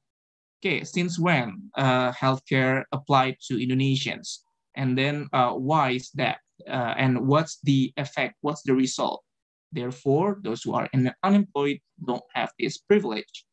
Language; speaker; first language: English; non-native, fluent; Indonesian